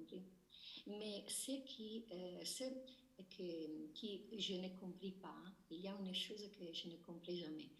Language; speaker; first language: French; non-native, learner; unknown